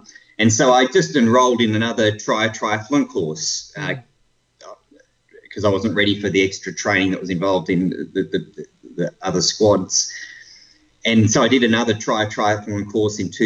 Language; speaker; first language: English; native; English